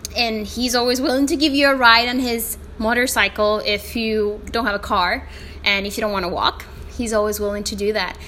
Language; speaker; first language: English; non-native, fluent; Spanish